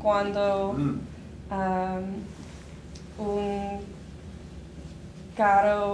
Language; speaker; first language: Spanish; non-native, learner; English